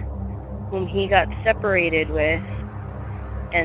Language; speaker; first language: English; native; English